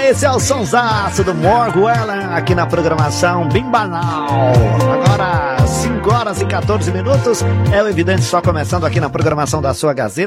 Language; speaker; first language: Portuguese; native; Portuguese